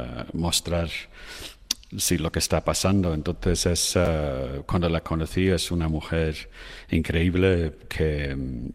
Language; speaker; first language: Spanish; non-native, fluent; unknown